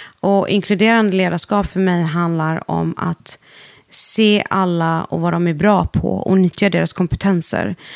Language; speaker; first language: Swedish; early bilingual, other home language; Arabic